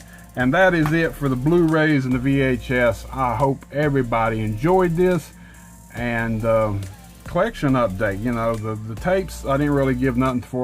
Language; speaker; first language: English; native; English